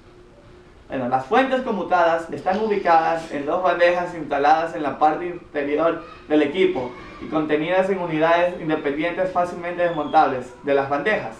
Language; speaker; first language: Spanish; native; Spanish